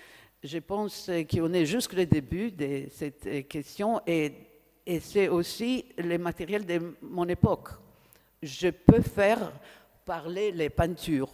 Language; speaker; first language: French; non-native, fluent; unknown